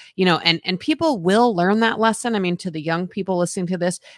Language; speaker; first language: English; native; English